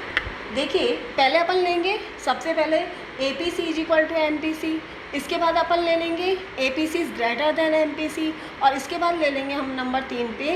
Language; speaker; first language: Hindi; native; Hindi